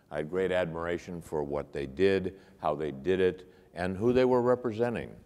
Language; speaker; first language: English; native; English